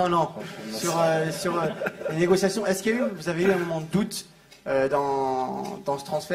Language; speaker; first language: French; native; French